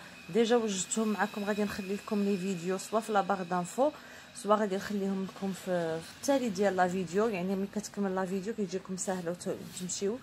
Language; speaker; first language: Arabic; native; Arabic